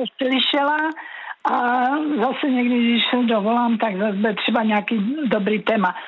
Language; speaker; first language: Czech; native; Czech